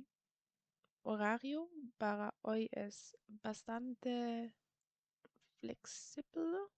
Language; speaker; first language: Spanish; non-native, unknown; German